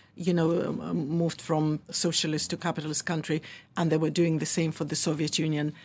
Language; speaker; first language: English; early bilingual, other home language; Russian